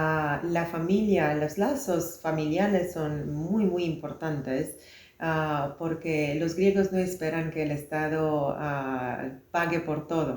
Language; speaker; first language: Spanish; non-native, fluent; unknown